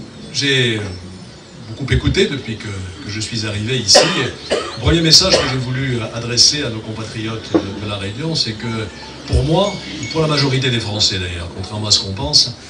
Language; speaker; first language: French; native; French